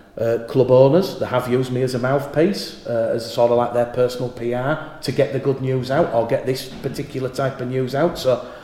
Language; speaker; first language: English; native; English